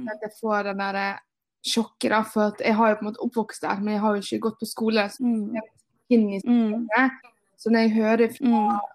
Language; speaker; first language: Norwegian; early bilingual, other home language; Portuguese